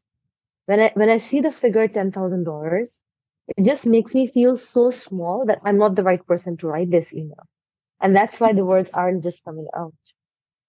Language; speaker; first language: English; non-native, local second language; Hindi